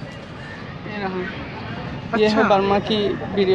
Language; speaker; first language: Hindi; non-native, learner; Rohingya